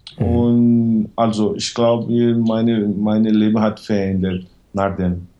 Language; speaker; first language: German; non-native, learner; Portuguese